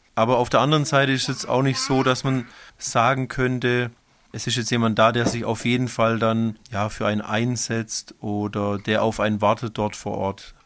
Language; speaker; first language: German; native; German